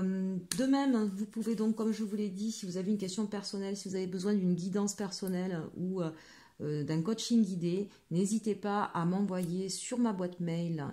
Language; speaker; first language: French; native; French